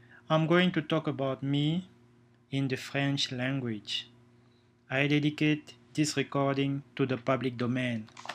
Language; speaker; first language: English; non-native, local second language; French